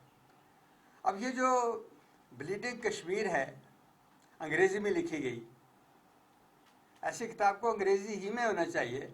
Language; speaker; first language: Urdu; native; Urdu